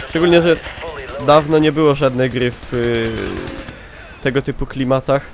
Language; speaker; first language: Polish; native; Polish